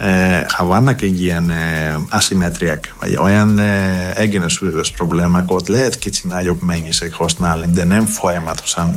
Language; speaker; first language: Hungarian; non-native, fluent; Greek